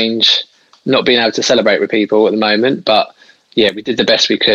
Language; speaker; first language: English; native; English